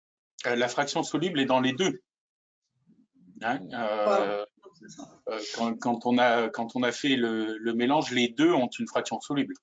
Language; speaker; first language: French; native; French